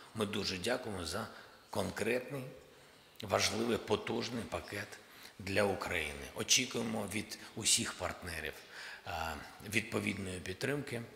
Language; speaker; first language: Ukrainian; non-native, local second language; Russian